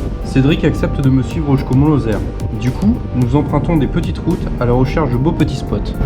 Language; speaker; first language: French; native; French